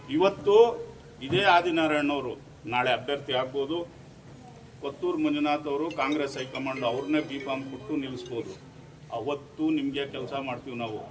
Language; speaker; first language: Kannada; native; Kannada